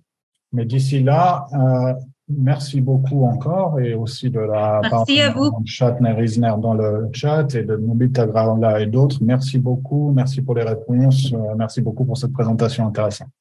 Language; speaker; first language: French; native; French